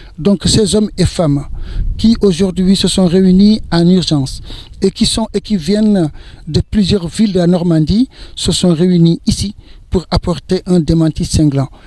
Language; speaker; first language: French; non-native, local second language; Wolof